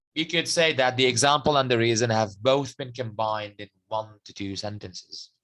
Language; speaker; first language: English; non-native, fluent; Arabic